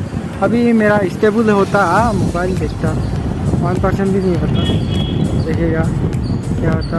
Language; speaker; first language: Hindi; non-native, local second language; Assamese